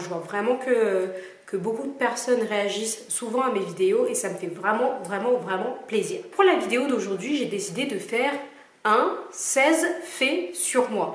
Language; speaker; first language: French; native; French